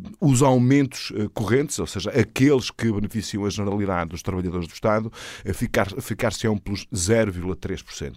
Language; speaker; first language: Portuguese; native; Portuguese